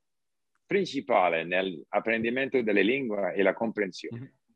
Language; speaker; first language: Italian; non-native, learner; English